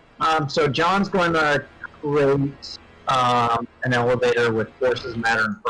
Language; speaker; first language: English; native; English